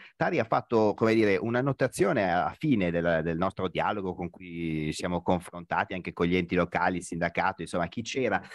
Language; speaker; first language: Italian; native; Italian